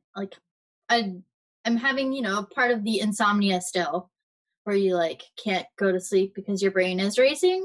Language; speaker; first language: English; native; English